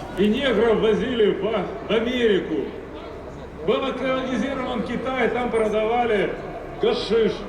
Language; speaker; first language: Russian; native; Russian